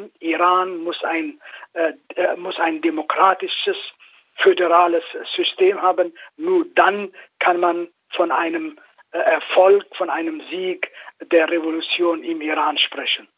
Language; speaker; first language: German; non-native, fluent; Kurdish